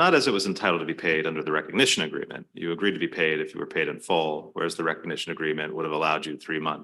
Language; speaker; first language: English; native; English